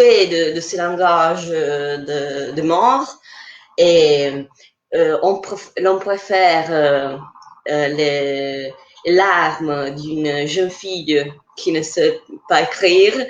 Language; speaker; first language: French; non-native, fluent; Italian